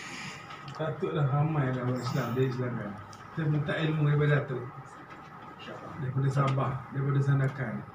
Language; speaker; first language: Malay; native; Malay